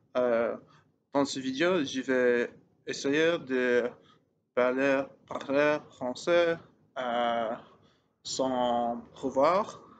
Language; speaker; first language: French; non-native, learner; English